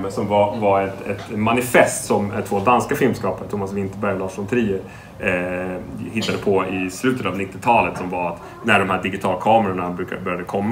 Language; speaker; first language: Swedish; native; Swedish